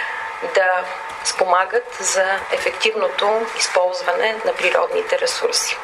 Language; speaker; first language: Bulgarian; native; Bulgarian